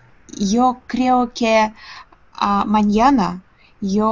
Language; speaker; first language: Spanish; non-native, learner; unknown